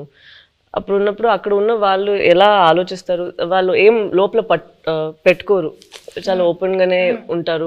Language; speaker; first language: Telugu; non-native, fluent; Tamil